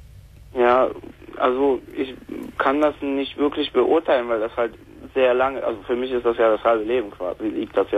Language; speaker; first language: German; native; German